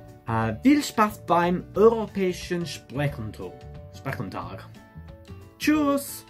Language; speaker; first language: German; non-native, learner; English